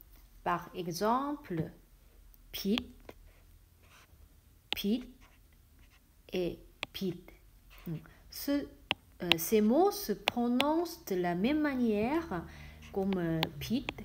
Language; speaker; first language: French; non-native, fluent; Korean